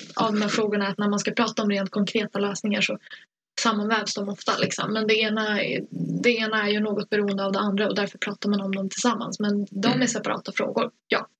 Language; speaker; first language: Swedish; early bilingual, other home language; Persian